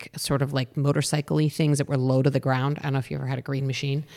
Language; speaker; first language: English; native; English